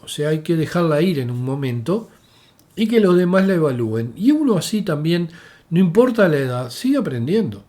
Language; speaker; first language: Spanish; native; Spanish